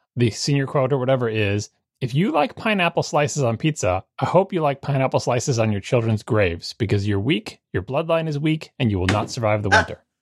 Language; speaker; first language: English; native; English